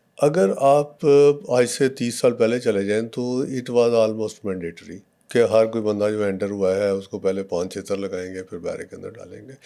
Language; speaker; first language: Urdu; non-native, local second language; Punjabi